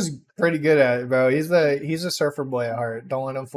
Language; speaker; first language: English; native; English